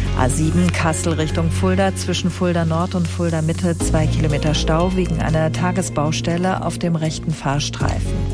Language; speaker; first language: German; native; German